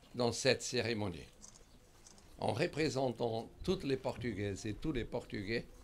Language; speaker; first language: French; non-native, fluent; Portuguese